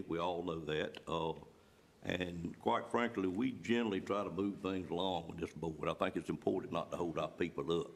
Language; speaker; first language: English; native; English